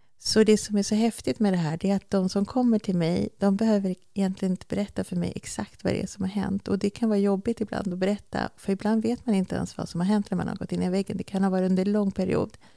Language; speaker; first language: Swedish; early bilingual, other home language; Spanish